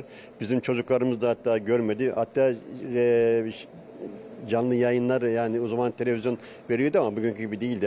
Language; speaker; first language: Turkish; native; Turkish